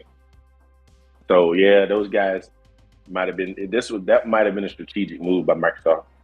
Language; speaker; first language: English; native; English